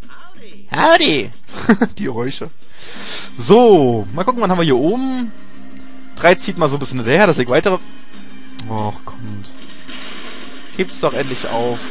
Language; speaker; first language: German; native; German